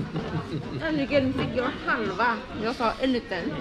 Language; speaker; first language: Swedish; non-native, learner; Thai